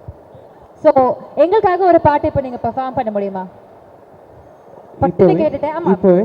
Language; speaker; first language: Tamil; native; Tamil